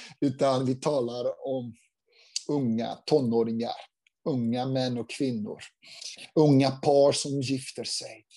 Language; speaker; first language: Swedish; non-native, fluent; Portuguese